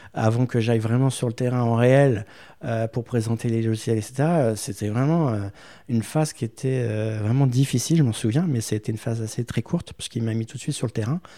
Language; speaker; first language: French; native; French